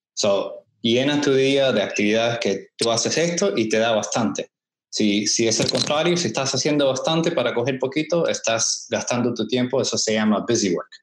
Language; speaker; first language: Spanish; early bilingual, heritage; Spanish